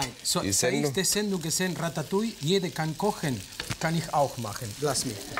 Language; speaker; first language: German; non-native, fluent; Spanish